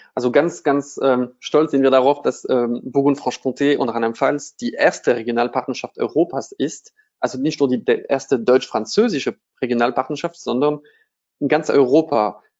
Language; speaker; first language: German; non-native, fluent; French